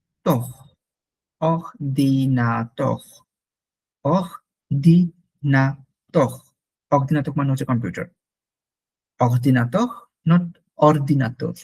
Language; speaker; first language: French; non-native, fluent; Bangla